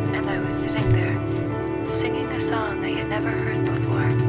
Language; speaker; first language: English; non-native, learner; Polish